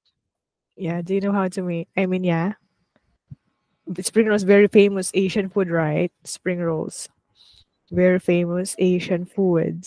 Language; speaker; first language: English; non-native, fluent; Vietnamese